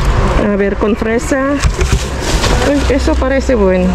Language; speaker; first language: Spanish; non-native, fluent; Filipino